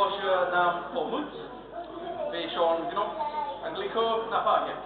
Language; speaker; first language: Polish; non-native, learner; English